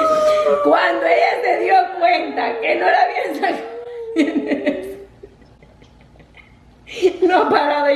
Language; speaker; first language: Spanish; native; Spanish